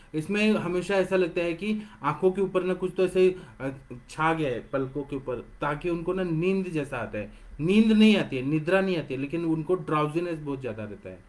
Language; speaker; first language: Hindi; non-native, local second language; Marathi